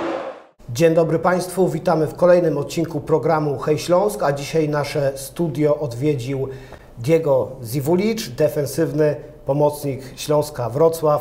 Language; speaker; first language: Polish; native; Polish